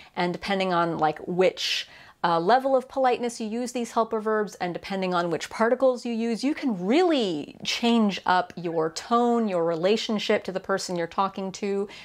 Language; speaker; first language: English; native; English